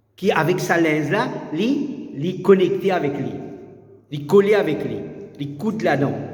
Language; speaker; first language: French; non-native, learner; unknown